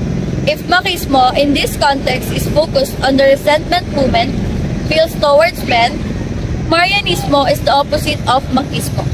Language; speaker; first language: English; non-native, local second language; Filipino